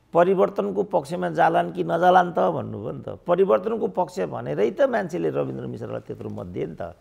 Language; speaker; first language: Nepali; native; Nepali